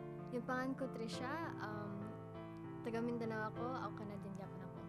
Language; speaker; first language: Filipino; non-native, local second language; Cebuano